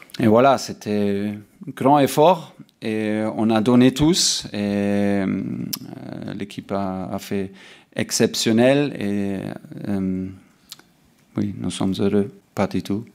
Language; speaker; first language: French; non-native, learner; German